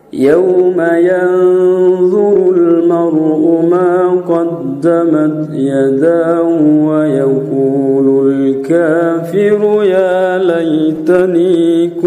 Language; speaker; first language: Arabic; non-native, fluent; Indonesian